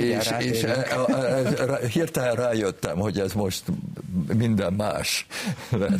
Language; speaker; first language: Hungarian; early bilingual, heritage; Hungarian